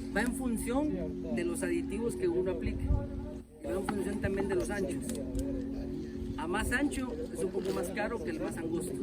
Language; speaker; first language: Spanish; native; Spanish